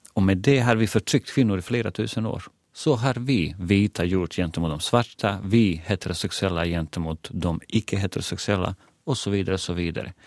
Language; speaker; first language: Swedish; non-native, fluent; Bosnian